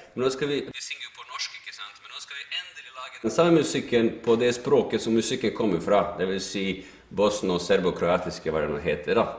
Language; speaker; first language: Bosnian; native; Bosnian